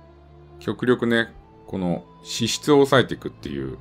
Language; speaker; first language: Japanese; native; Japanese